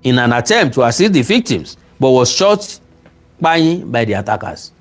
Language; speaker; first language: English; non-native, local second language; Yoruba